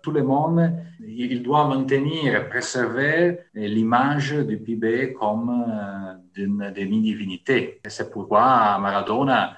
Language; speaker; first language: French; non-native, fluent; Italian